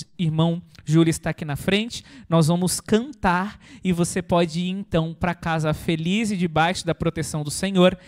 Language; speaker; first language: Portuguese; native; Portuguese